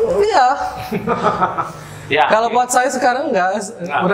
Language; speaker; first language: Indonesian; non-native, learner; Portuguese